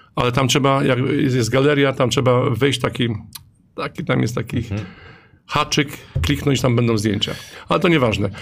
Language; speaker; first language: Polish; native; Polish